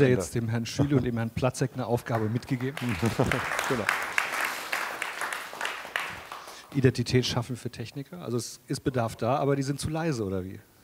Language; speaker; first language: German; native; German